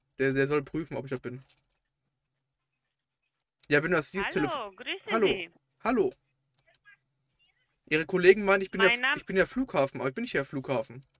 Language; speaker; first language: German; native; German